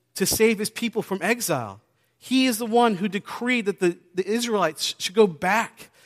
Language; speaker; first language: English; native; English